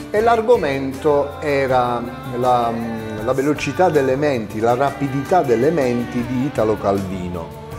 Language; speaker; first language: Italian; native; Italian